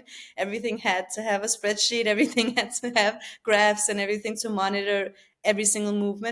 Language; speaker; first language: English; non-native, fluent; Albanian